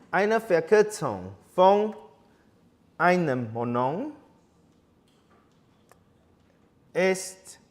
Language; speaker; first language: German; non-native, learner; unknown